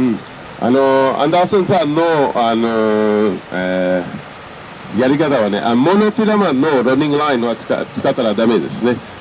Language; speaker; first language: Japanese; non-native, fluent; French